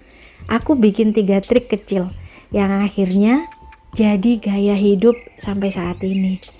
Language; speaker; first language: Indonesian; native; Indonesian